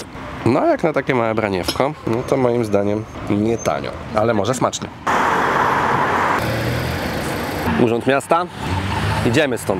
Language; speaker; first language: Polish; native; Polish